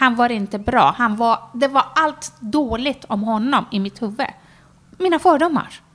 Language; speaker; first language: Swedish; non-native, fluent; Persian